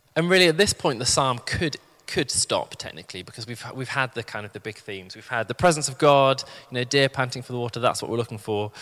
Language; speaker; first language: English; native; English